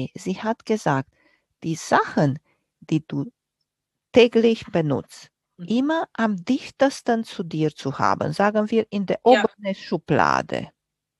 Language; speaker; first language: German; non-native, fluent; Romanian